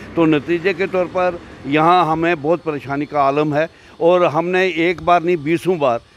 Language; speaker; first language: Hindi; native; Hindi